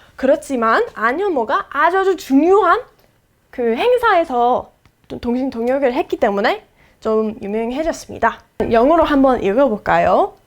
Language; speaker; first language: Korean; non-native, fluent; English